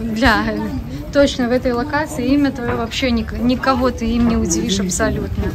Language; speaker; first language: Russian; non-native, local second language; Belarusian